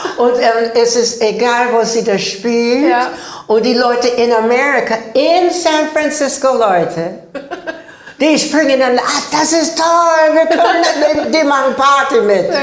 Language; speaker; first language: German; non-native, learner; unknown